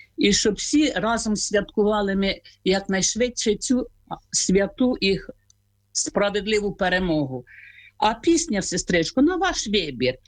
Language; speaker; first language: Ukrainian; native; Ukrainian